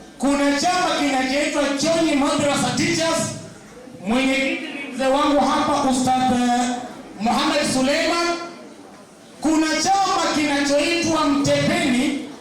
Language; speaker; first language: Swahili; native; Swahili